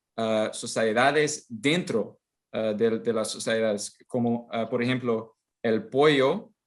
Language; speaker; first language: Spanish; non-native, fluent; English